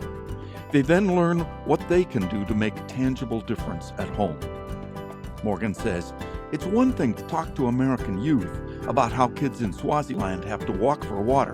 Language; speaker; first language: English; native; English